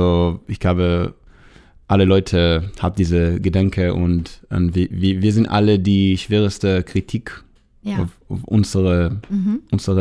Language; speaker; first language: German; non-native, learner; Hebrew